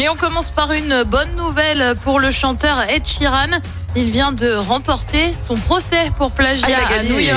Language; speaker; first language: French; native; French